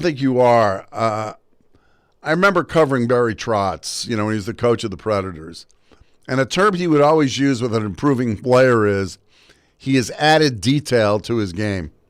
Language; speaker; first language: English; native; English